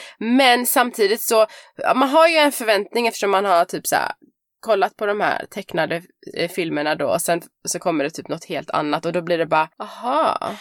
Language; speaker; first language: Swedish; early bilingual, other home language; Persian